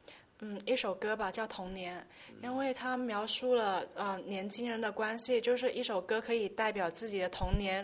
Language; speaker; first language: Chinese; early bilingual, heritage; Chinese